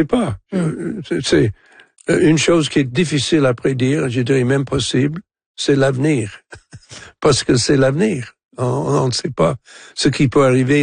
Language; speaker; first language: French; non-native, local second language; English